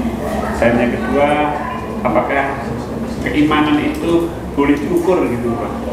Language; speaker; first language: Indonesian; native; Indonesian